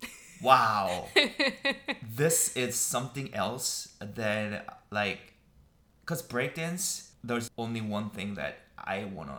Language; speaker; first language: English; non-native, fluent; Korean